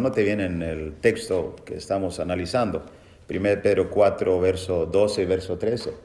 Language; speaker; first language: Spanish; native; Spanish